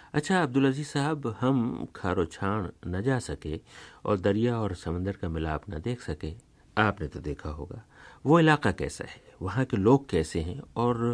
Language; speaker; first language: Urdu; native; Urdu